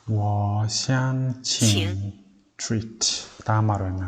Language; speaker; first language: Chinese; non-native, fluent; Mongolian